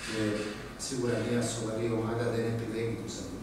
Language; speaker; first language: Greek; non-native, fluent; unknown